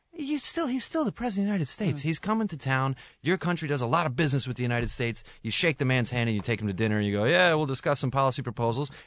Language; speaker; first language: English; native; English